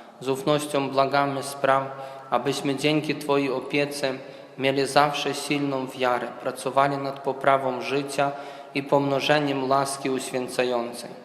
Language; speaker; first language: Polish; early bilingual, heritage; Polish